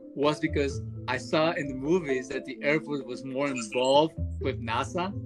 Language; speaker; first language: English; early bilingual, other home language; Spanish